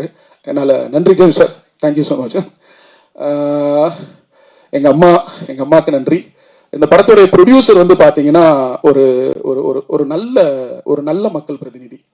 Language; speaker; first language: Tamil; native; Tamil